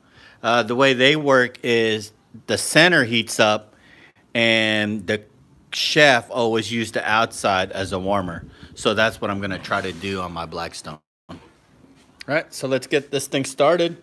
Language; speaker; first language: English; native; English